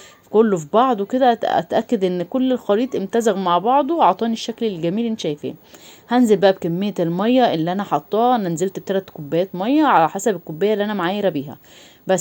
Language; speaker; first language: Arabic; native; Arabic